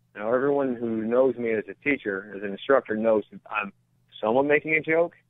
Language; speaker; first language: English; native; English